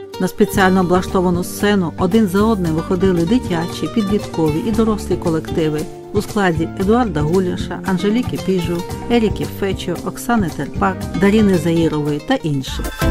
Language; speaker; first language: Ukrainian; native; Ukrainian